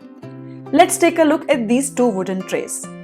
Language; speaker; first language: English; non-native, local second language; Hindi